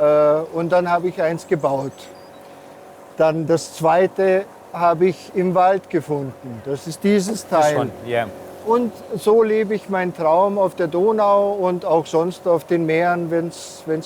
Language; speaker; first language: German; non-native, local second language; Hungarian